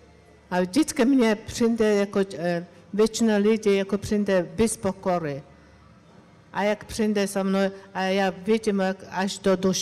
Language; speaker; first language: Czech; non-native, learner; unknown